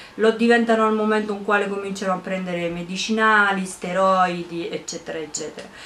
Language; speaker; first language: Italian; non-native, fluent; Romanian